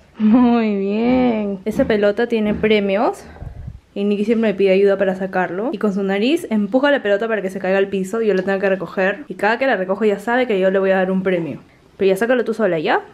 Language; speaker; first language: Spanish; native; Spanish